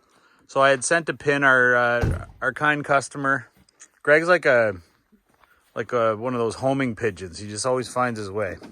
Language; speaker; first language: English; native; English